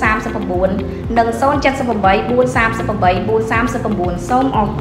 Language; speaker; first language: Khmer; native; Khmer